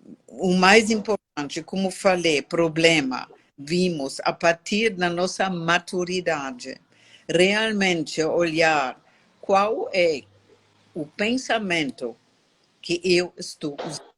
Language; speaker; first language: Portuguese; non-native, learner; German